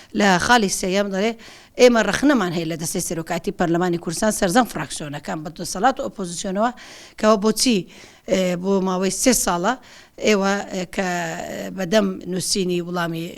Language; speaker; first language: Central Kurdish; non-native, local second language; Turkmen